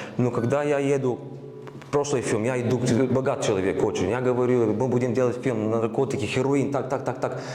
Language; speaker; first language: Russian; non-native, learner; Bulgarian